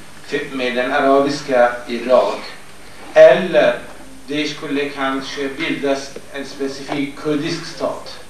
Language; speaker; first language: Swedish; non-native, fluent; Kurdish